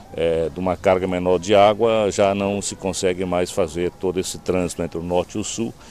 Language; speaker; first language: Portuguese; native; Portuguese